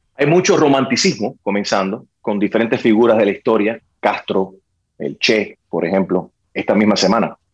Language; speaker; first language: Spanish; early bilingual, heritage; Spanish